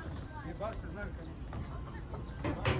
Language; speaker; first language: Russian; non-native, learner; Arabic